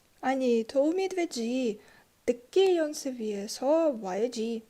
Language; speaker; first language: Korean; non-native, learner; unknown